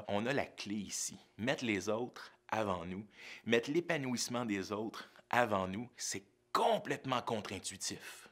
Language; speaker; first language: French; native; French